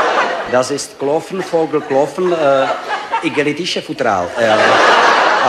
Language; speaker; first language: German; non-native, learner; Czech